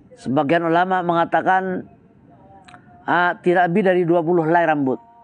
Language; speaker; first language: Indonesian; non-native, local second language; Madurese